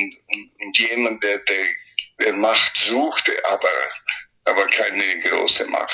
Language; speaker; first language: German; non-native, fluent; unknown